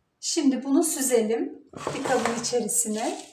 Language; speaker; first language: Turkish; native; Turkish